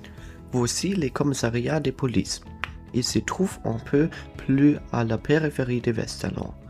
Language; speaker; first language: French; non-native, learner; German